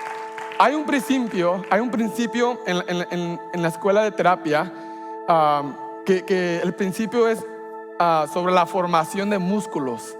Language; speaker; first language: Spanish; early bilingual, heritage; Spanish